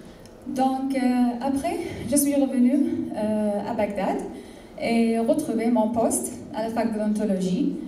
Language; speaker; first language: French; non-native, fluent; Arabic